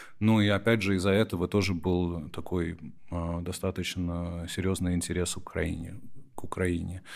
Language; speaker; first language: Russian; early bilingual, heritage; Russian